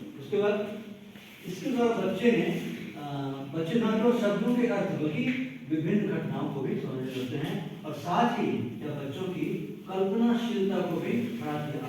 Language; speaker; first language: Hindi; native; Hindi